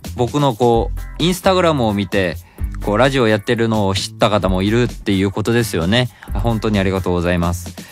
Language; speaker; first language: Japanese; non-native, fluent; Korean